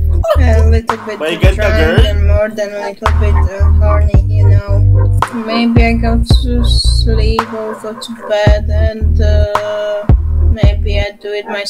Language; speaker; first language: English; non-native, learner; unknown